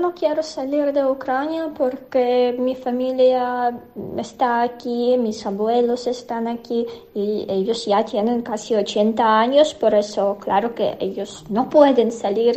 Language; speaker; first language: Spanish; non-native, fluent; Ukrainian